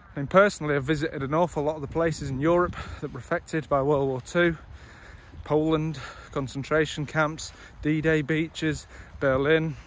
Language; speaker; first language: English; native; English